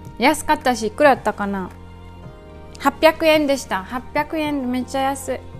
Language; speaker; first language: Japanese; non-native, fluent; English